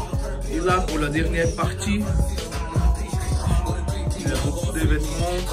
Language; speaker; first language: French; non-native, learner; Portuguese